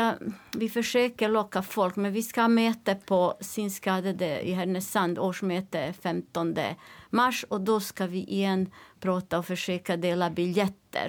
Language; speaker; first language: Swedish; non-native, learner; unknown